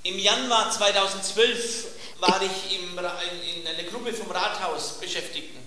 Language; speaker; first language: German; native; German